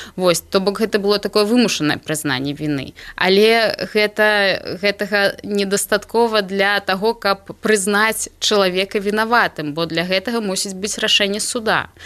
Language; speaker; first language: Belarusian; non-native, local second language; Russian